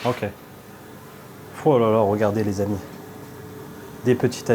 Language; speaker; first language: French; native; French